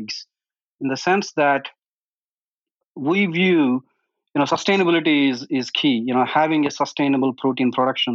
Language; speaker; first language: English; non-native, local second language; Telugu